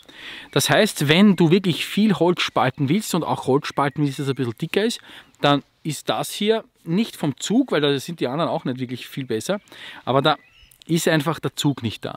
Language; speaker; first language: German; native; German